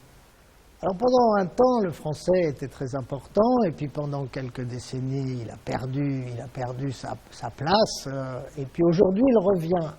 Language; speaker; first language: French; native; French